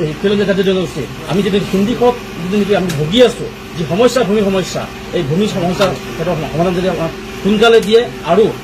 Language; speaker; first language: Assamese; non-native, local second language; Karbi